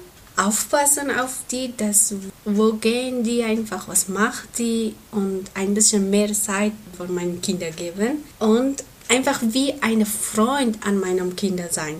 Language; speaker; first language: German; non-native, learner; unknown